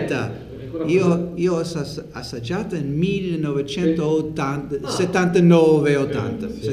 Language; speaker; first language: Italian; non-native, learner; English